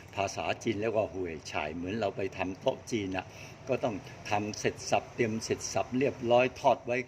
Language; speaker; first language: Thai; non-native, fluent; Chinese